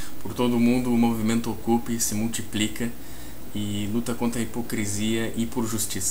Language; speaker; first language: Portuguese; native; Portuguese